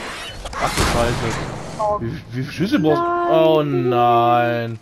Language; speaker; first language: German; native; German